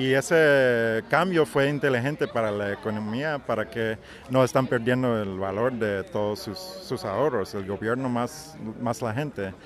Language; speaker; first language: Spanish; non-native, learner; English